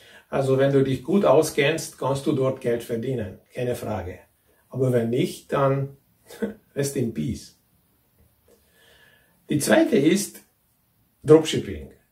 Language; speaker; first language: German; non-native, fluent; Hungarian